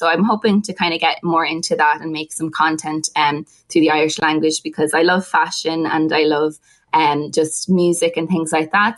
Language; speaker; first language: English; native; English